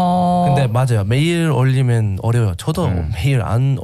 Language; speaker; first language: Korean; non-native, learner; English